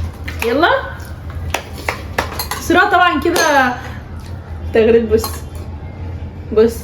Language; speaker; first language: Arabic; native; Arabic